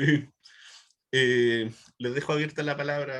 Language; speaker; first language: Spanish; native; Spanish